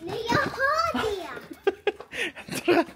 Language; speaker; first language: Swedish; early bilingual, other home language; Mongolian